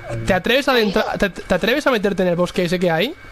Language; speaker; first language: Spanish; native; Spanish